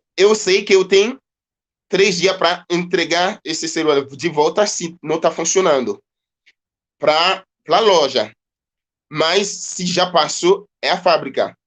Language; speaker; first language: Portuguese; non-native, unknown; Haitian Creole